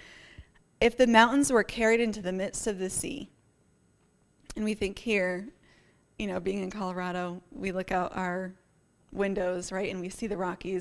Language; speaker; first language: English; native; English